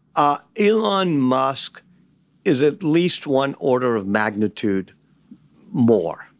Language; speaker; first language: English; native; English